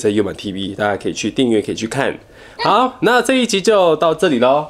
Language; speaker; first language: Chinese; native; Chinese